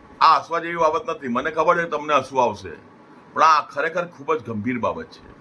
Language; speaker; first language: Gujarati; non-native, local second language; Punjabi